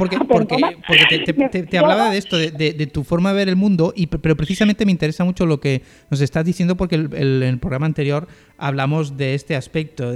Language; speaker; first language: Spanish; native; Spanish